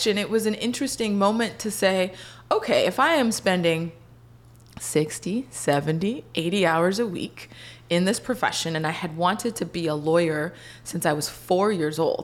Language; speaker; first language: English; native; English